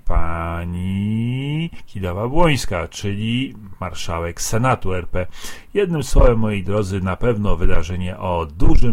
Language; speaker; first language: Polish; native; Polish